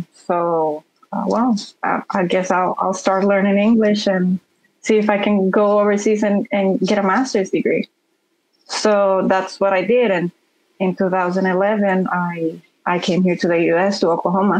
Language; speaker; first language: English; non-native, fluent; Spanish